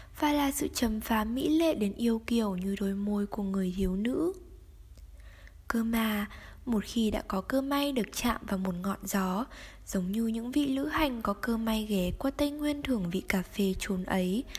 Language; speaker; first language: Vietnamese; native; Vietnamese